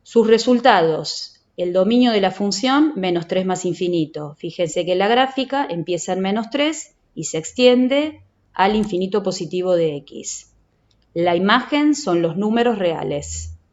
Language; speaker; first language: Spanish; native; Spanish